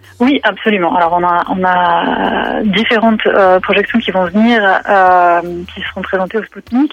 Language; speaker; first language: French; native; French